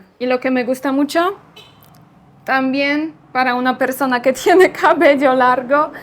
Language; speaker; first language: Spanish; non-native, learner; Polish